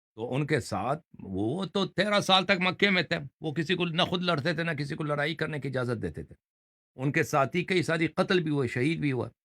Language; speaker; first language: Urdu; non-native, fluent; Persian